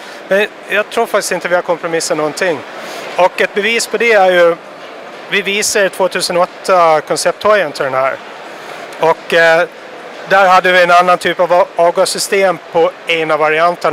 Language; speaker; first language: Swedish; native; Swedish